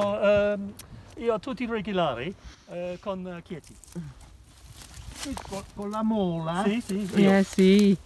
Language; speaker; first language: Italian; non-native, learner; English